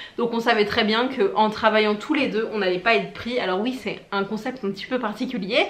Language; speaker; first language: French; native; French